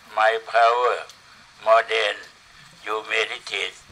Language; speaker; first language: English; non-native, learner; Thai